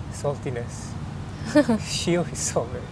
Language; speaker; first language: Japanese; non-native, learner; English